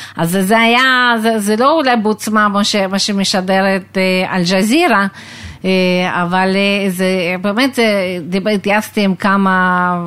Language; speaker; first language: Hebrew; non-native, fluent; Russian